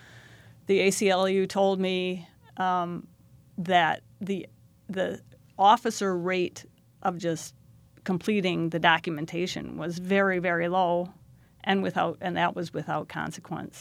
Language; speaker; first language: English; native; English